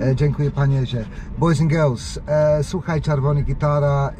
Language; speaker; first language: Polish; non-native, learner; English